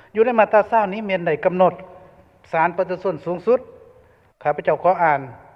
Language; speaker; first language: Lao; native; Lao